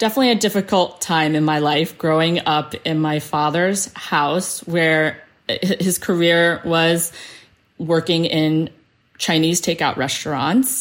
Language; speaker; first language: English; early bilingual, other home language; Cantonese